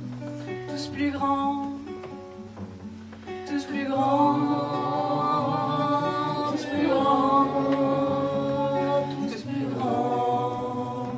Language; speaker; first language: French; native; French